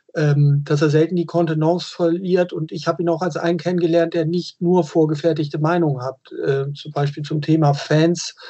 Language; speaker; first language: German; native; German